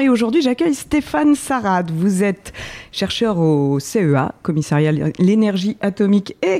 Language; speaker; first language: French; native; French